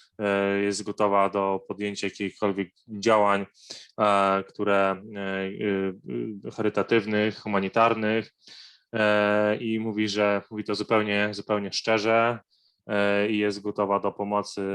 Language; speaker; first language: Polish; non-native, fluent; Arabic